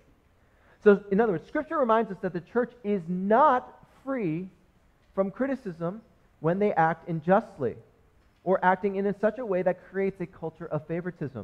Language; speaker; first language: English; native; English